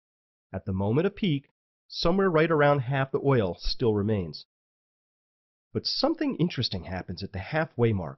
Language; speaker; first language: English; native; English